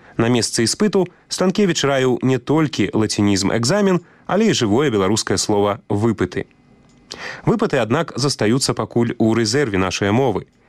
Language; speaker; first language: Belarusian; native; Belarusian